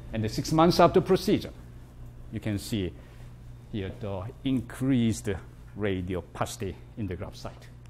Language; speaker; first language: English; non-native, fluent; Korean